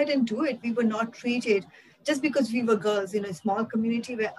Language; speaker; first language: English; non-native, local second language; Hindi